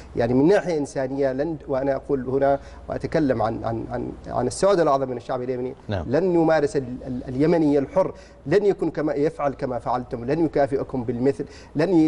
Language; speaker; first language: Arabic; native; Arabic